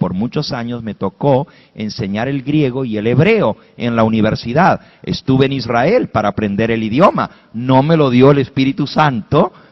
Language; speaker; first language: Spanish; early bilingual, heritage; Spanish